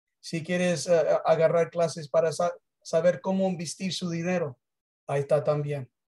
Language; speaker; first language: Spanish; early bilingual, heritage; English